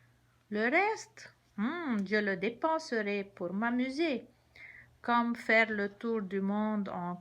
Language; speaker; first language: French; non-native, local second language; Arabic